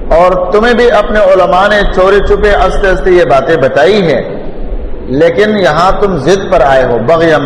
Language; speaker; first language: Urdu; non-native, local second language; Pashto